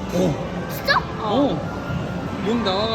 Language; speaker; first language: Korean; native; Korean